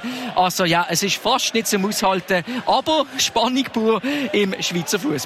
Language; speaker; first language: German; native; German